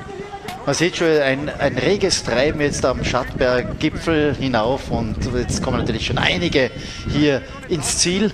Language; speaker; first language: German; native; German